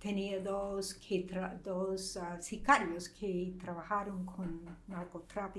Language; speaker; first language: Spanish; non-native, fluent; English